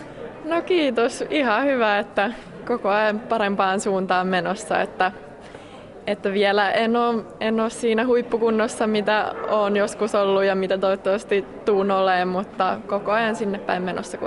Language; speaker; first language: Finnish; native; Finnish